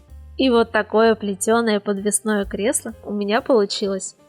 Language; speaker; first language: Russian; native; Russian